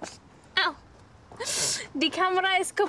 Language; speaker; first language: German; non-native, learner; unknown